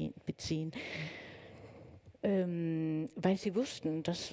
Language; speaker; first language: German; non-native, fluent; Danish